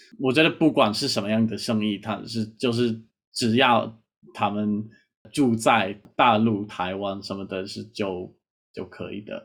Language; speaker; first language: Chinese; non-native, fluent; English